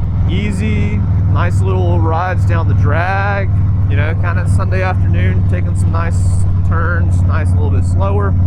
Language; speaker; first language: English; native; English